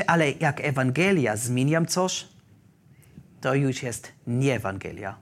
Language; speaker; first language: Polish; non-native, learner; German